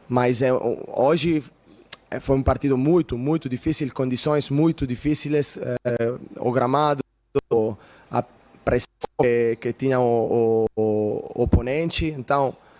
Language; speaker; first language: Portuguese; non-native, fluent; Italian